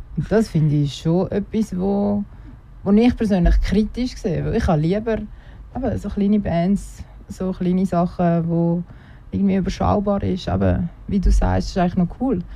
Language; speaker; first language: German; native; German